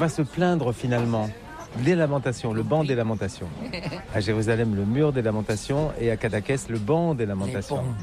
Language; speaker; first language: French; native; French